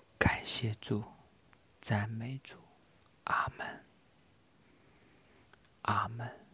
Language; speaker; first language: Chinese; native; Chinese